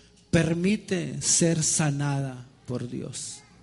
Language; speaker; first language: Spanish; early bilingual, heritage; Spanish